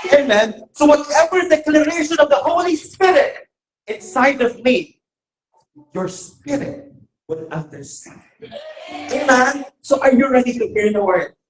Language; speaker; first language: English; non-native, local second language; Filipino